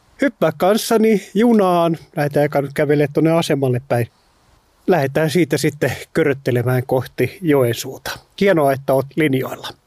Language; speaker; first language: Finnish; native; Finnish